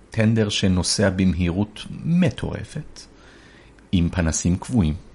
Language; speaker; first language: Hebrew; early bilingual, other home language; Persian